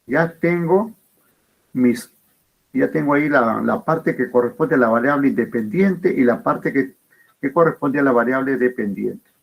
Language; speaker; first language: Spanish; native; Spanish